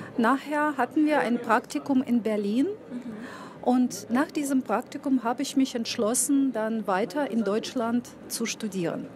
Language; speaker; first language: German; non-native, fluent; Russian